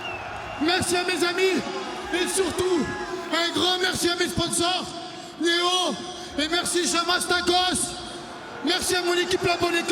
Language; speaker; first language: French; native; French